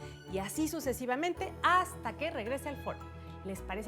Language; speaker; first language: Spanish; native; Spanish